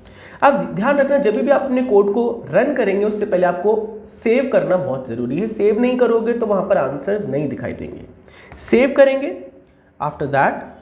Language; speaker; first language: Hindi; native; Hindi